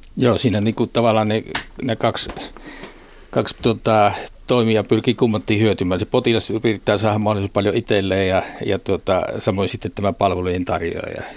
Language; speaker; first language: Finnish; native; Finnish